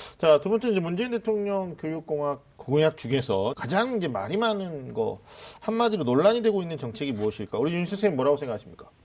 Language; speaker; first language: Korean; native; Korean